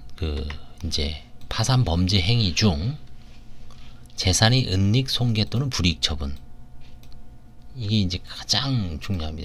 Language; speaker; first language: Korean; native; Korean